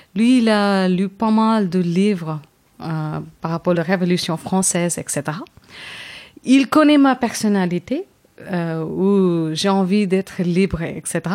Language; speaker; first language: French; non-native, fluent; Tamil